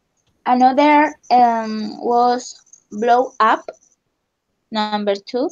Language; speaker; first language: English; non-native, learner; Spanish